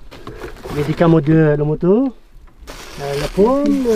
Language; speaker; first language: French; non-native, learner; Central Atlas Tamazight